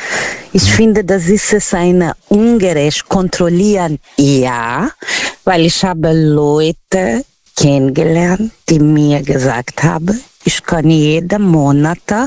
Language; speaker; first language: German; non-native, learner; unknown